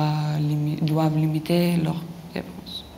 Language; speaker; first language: French; non-native, learner; Lithuanian